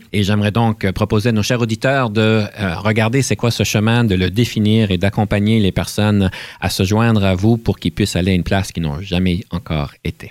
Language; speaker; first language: French; native; French